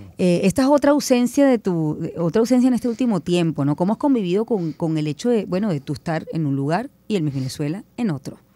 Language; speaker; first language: Spanish; native; Spanish